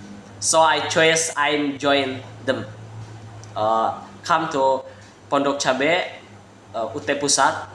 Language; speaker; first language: English; non-native, learner; Indonesian